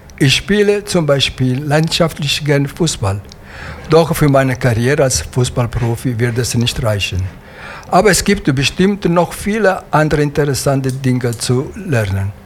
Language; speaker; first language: German; non-native, fluent; Italian